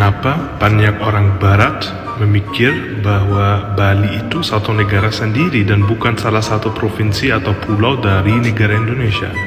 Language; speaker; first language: Indonesian; non-native, fluent; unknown